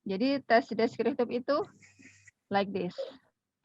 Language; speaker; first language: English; non-native, fluent; Indonesian